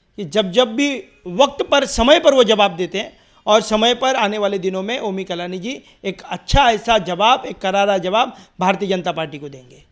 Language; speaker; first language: Hindi; non-native, local second language; Marathi